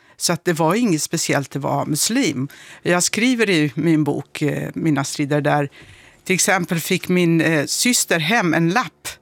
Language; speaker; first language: Swedish; early bilingual, other home language; Kurdish